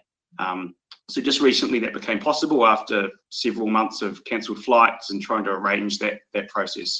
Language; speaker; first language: English; native; English